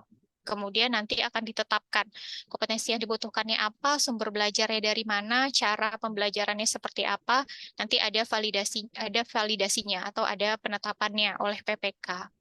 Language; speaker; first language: Indonesian; native; Indonesian